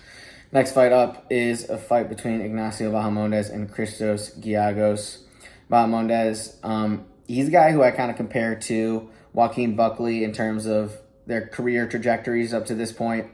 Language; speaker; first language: English; native; English